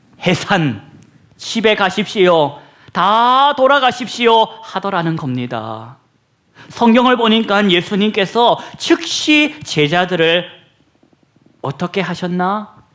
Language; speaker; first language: Korean; native; Korean